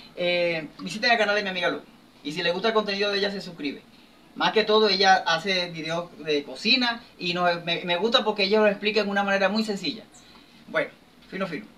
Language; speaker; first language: Spanish; native; Spanish